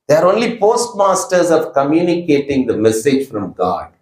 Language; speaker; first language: English; non-native, local second language; Tamil